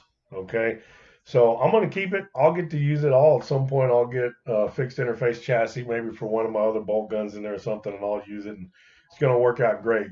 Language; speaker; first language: English; native; English